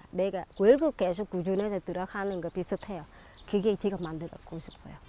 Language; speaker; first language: Korean; non-native, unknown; Vietnamese